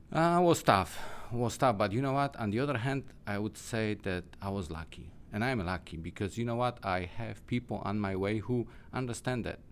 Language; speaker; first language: English; non-native, learner; Polish